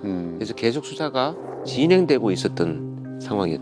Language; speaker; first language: Korean; native; Korean